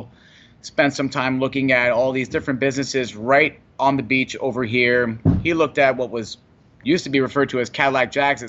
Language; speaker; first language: English; native; English